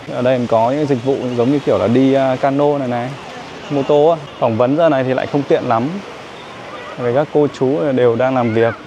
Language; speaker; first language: Vietnamese; native; Vietnamese